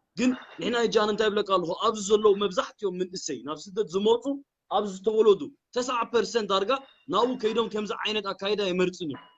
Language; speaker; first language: Tigrinya; early bilingual, heritage; Tigrinya